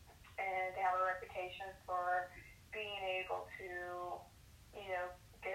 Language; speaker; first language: English; native; English